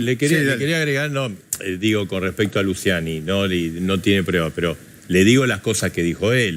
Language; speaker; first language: Spanish; native; Spanish